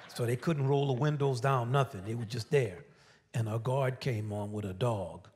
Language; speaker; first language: English; native; English